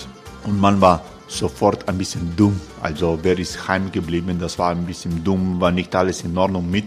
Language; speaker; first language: German; non-native, learner; Croatian